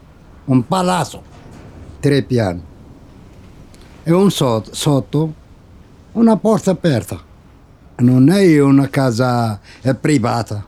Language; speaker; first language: Italian; non-native, learner; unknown